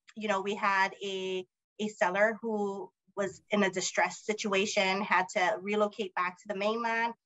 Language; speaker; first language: English; native; English